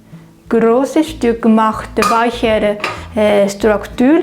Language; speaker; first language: German; non-native, learner; Japanese